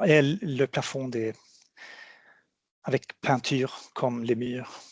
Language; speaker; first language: French; non-native, fluent; Swedish